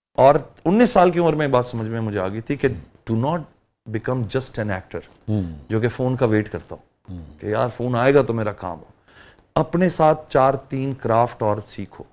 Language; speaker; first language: Urdu; early bilingual, heritage; Urdu